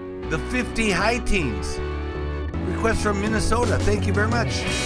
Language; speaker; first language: English; native; English